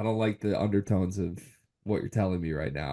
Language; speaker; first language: English; native; English